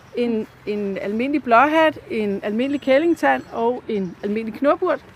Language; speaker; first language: Danish; native; Danish